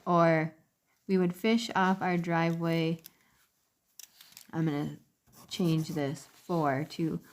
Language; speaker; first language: English; native; English